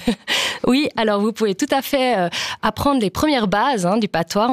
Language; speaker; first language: French; native; French